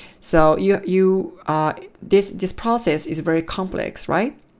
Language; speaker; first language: English; non-native, learner; Japanese